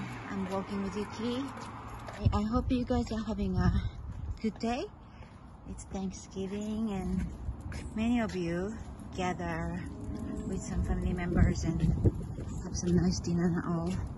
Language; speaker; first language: English; non-native, fluent; Japanese